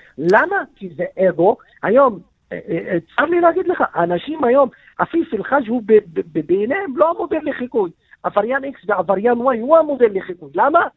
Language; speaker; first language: Hebrew; non-native, local second language; Arabic